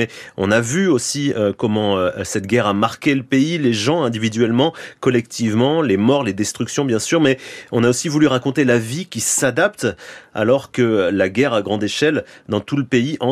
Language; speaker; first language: French; native; French